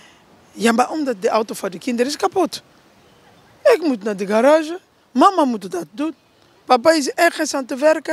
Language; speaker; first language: Dutch; non-native, learner; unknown